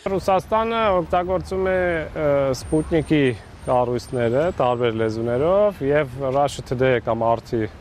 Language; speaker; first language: Armenian; native; Armenian